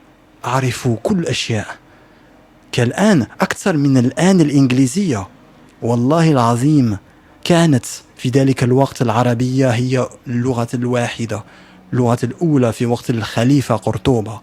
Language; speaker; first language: Arabic; non-native, learner; French